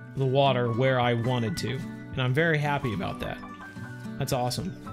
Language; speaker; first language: English; native; English